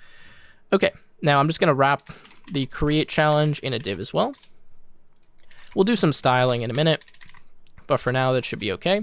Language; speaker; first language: English; native; English